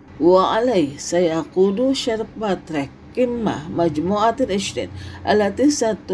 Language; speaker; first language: Arabic; non-native, fluent; Indonesian